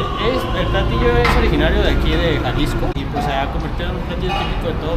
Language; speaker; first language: Spanish; native; Spanish